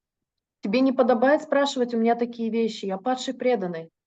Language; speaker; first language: Russian; native; Russian